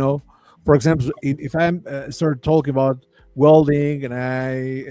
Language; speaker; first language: English; non-native, fluent; Spanish